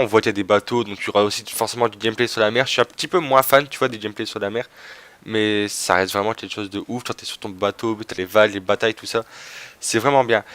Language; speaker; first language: French; native; French